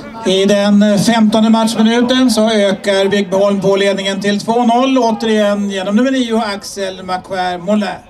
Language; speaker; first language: Swedish; native; Swedish